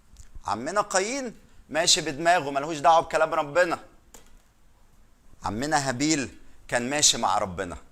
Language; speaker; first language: Arabic; native; Arabic